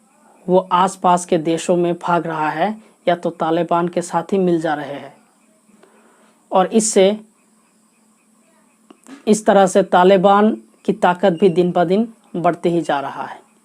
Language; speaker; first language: Hindi; non-native, local second language; Assamese